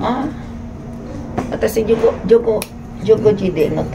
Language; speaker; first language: Japanese; non-native, learner; Filipino